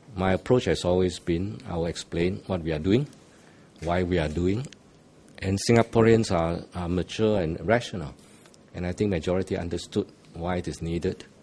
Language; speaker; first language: English; non-native, local second language; Chinese